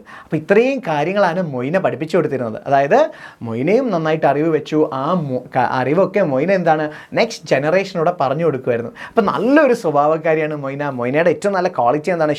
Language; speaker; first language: Malayalam; native; Malayalam